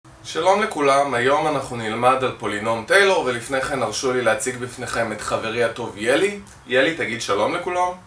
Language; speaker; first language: Hebrew; native; Hebrew